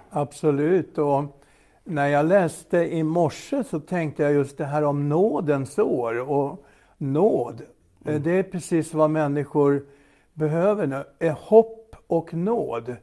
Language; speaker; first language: Swedish; native; Swedish